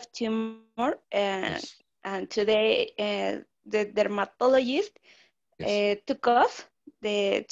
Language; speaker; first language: English; non-native, learner; Spanish